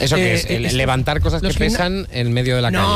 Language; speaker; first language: Spanish; native; Spanish